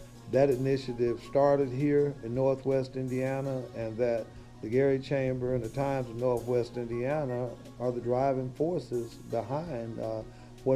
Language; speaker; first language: English; native; English